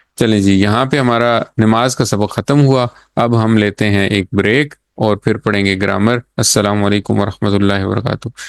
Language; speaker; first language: Urdu; native; Urdu